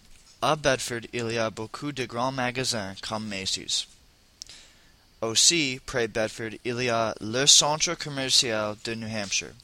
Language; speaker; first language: French; non-native, learner; English